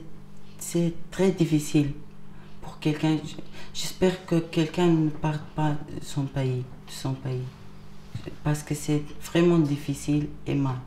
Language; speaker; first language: French; non-native, learner; Arabic